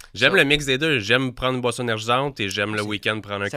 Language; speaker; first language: French; native; French